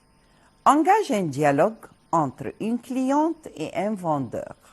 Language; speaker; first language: French; non-native, fluent; Arabic